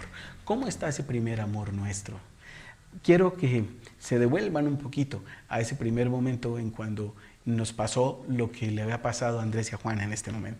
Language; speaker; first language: Spanish; native; Spanish